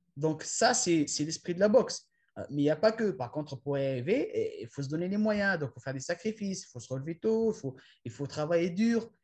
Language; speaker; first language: French; non-native, local second language; Arabic